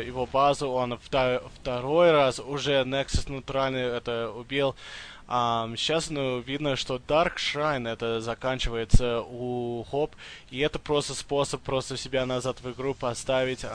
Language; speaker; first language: Russian; early bilingual, heritage; English